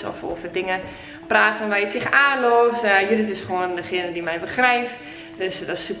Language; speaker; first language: Dutch; native; Dutch